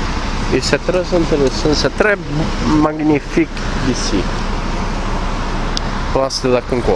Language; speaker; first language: French; non-native, learner; Portuguese